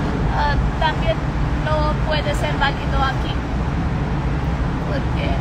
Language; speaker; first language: Spanish; non-native, learner; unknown